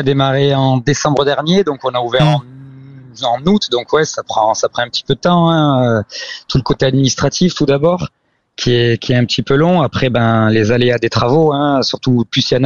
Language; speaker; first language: French; native; French